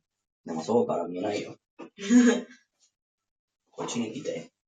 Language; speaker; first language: Japanese; non-native, learner; Spanish